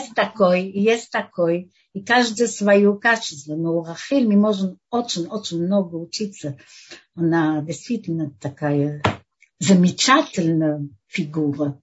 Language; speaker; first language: Russian; early bilingual, heritage; Russian